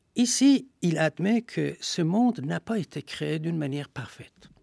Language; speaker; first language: French; non-native, fluent; Persian